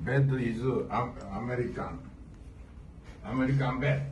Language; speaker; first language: English; non-native, learner; Japanese